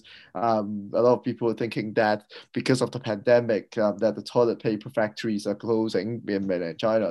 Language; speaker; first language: English; non-native, local second language; Cantonese